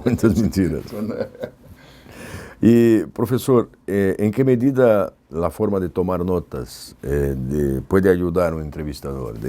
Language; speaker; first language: Spanish; non-native, fluent; Portuguese